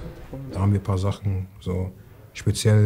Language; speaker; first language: German; native; German